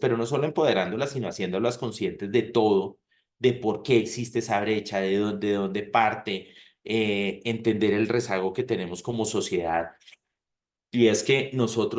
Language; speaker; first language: Spanish; native; Spanish